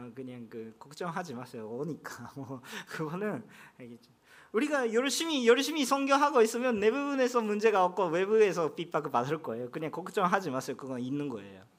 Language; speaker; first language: Korean; non-native, fluent; Japanese